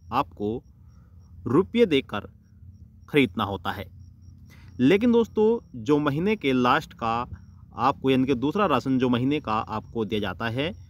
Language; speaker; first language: Hindi; native; Hindi